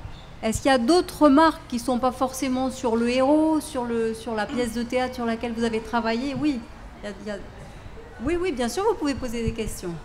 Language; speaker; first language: French; native; French